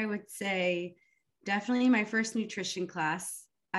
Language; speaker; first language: English; early bilingual, other home language; Arabic